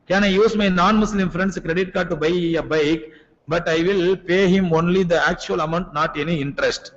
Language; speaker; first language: English; non-native, local second language; Tamil